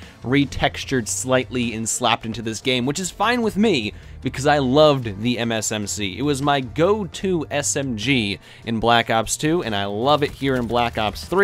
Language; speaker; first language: English; native; English